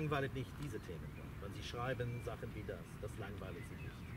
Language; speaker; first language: German; non-native, fluent; English